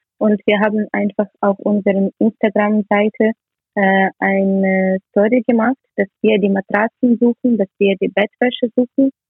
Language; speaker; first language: German; non-native, learner; Ukrainian